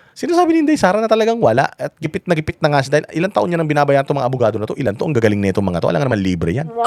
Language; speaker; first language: Filipino; non-native, local second language; Iloko